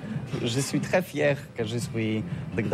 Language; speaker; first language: French; non-native, learner; Polish